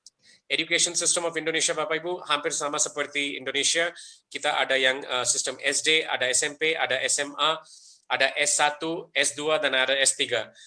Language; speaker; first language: Indonesian; non-native, fluent; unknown